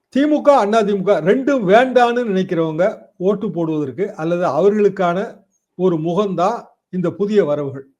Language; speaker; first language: Tamil; native; Tamil